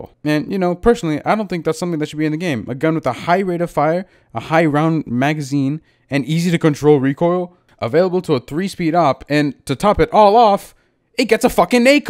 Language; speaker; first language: English; native; English